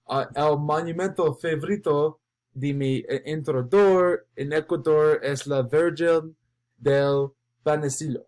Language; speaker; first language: Spanish; non-native, learner; English